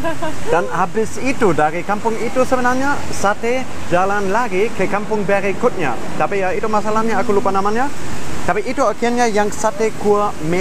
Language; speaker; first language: Indonesian; non-native, fluent; German